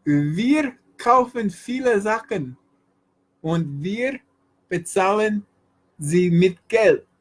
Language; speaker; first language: German; non-native, fluent; English